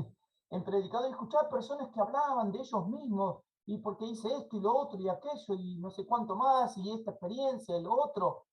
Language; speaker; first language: Spanish; native; Spanish